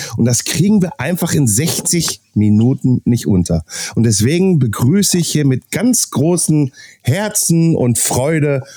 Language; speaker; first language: German; native; German